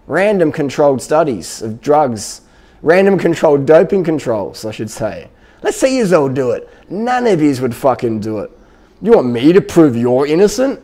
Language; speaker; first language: English; native; English